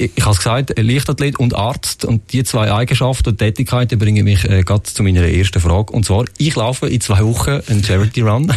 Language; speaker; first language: German; native; German